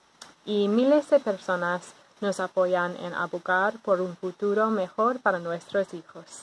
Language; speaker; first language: Spanish; non-native, fluent; English